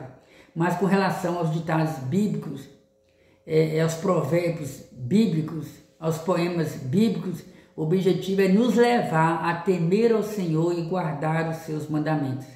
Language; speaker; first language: Portuguese; native; Portuguese